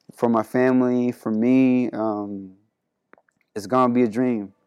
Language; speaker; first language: English; non-native, fluent; Spanish